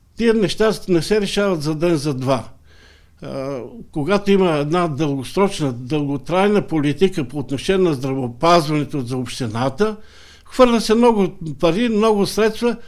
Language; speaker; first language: Bulgarian; native; Bulgarian